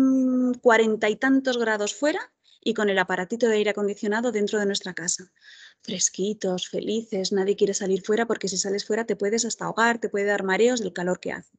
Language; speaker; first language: Spanish; native; Spanish